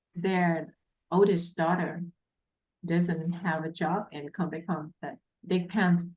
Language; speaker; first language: English; non-native, fluent; Vietnamese